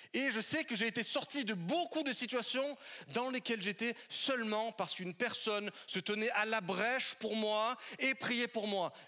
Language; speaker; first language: French; native; French